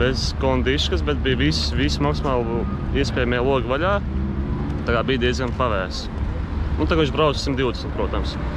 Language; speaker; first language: Latvian; native; Latvian